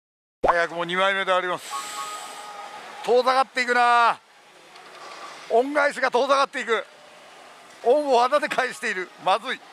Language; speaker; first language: Japanese; native; Japanese